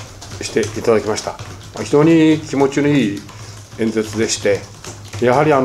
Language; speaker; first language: Japanese; native; Japanese